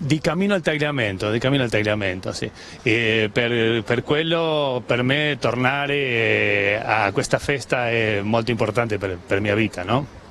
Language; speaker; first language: Italian; non-native, fluent; Spanish